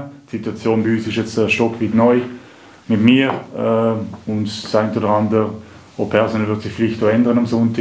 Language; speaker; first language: German; native; German